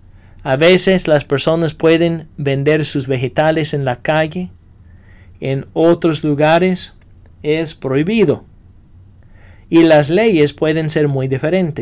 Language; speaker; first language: Spanish; non-native, fluent; English